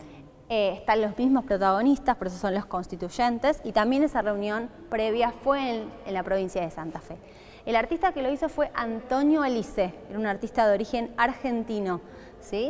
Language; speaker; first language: Spanish; native; Spanish